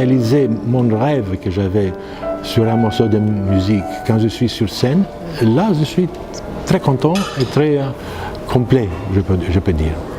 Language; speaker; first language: French; non-native, fluent; Greek